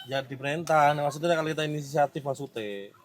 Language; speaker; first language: Indonesian; native; Indonesian